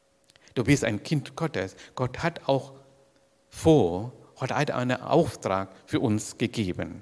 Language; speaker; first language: German; non-native, learner; Sinhala